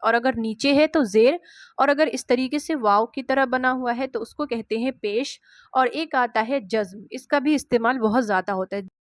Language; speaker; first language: Hindi; native; Hindi